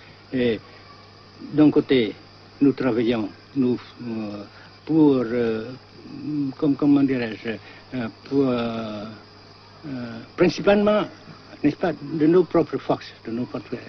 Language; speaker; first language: French; non-native, fluent; Vietnamese